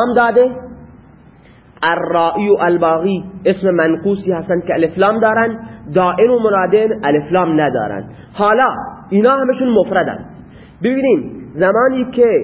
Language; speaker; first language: Persian; non-native, local second language; Baluchi